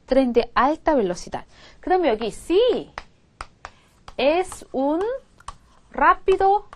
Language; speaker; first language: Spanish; non-native, fluent; Korean